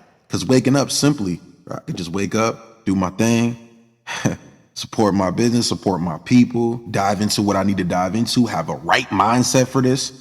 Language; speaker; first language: English; native; English